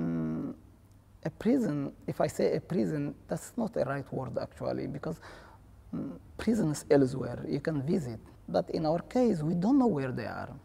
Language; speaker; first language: English; non-native, fluent; Tigrinya